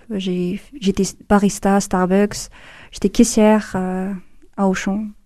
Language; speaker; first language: French; non-native, fluent; Amharic